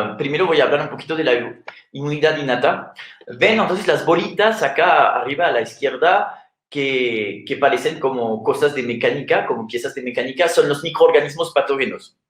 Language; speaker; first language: Spanish; non-native, fluent; French